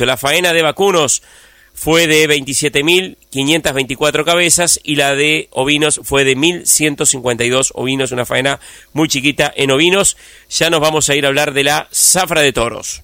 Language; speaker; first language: Spanish; native; Spanish